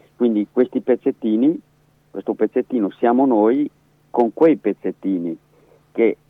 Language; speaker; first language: Italian; native; Italian